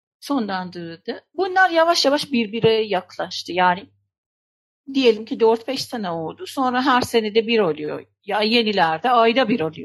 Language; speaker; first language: Turkish; non-native, fluent; Persian